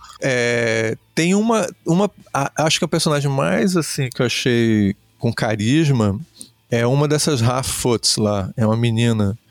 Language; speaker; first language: Portuguese; native; Portuguese